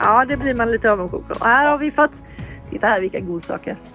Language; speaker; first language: Swedish; native; Swedish